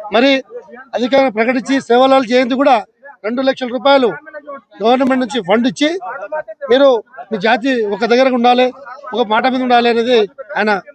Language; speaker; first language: Telugu; non-native, local second language; Lambadi